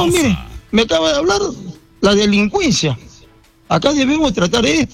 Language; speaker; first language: Spanish; native; Spanish